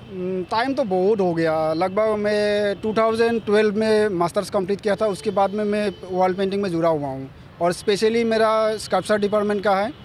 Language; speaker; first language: Hindi; non-native, local second language; Assamese